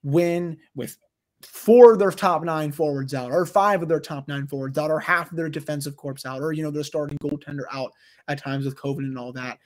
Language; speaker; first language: English; native; English